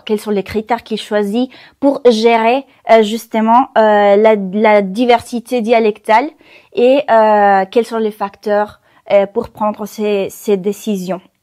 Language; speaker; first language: French; non-native, fluent; Spanish